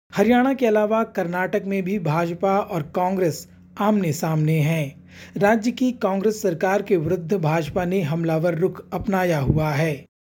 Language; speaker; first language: Hindi; native; Hindi